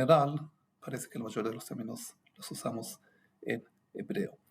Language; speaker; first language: Spanish; non-native, fluent; Hebrew